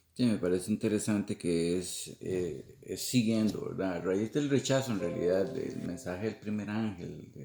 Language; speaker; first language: Spanish; native; Spanish